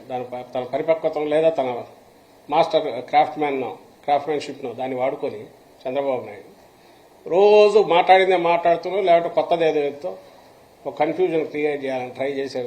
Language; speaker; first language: Telugu; native; Telugu